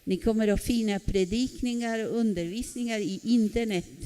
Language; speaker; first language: Swedish; non-native, fluent; Spanish